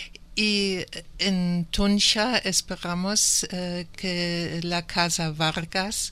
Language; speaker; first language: Spanish; non-native, learner; German